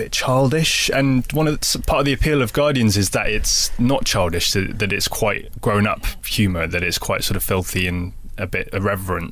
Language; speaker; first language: English; native; English